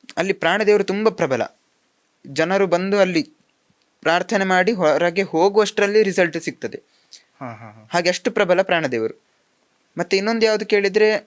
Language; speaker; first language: Kannada; non-native, local second language; Tulu